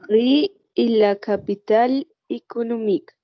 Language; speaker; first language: French; non-native, learner; Spanish